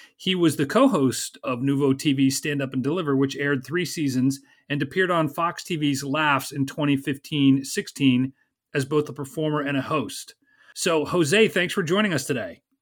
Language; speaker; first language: English; native; English